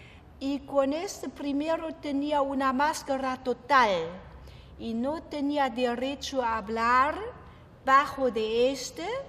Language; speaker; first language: Spanish; non-native, fluent; German